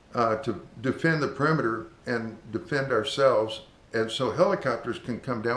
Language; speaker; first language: English; native; English